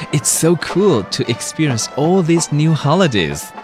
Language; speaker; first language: English; non-native, fluent; Chinese